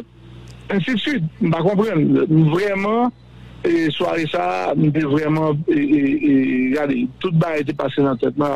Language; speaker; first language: French; non-native, local second language; Haitian Creole